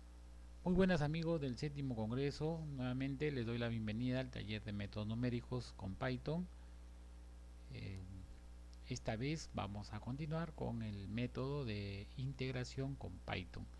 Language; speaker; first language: Spanish; native; Spanish